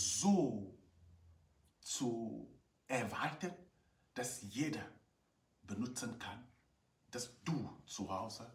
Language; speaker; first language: German; non-native, fluent; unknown